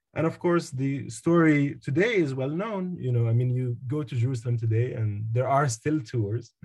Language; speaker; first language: English; non-native, fluent; Arabic